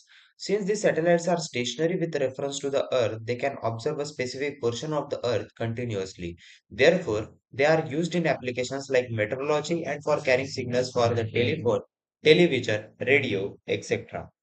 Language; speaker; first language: English; non-native, local second language; Hindi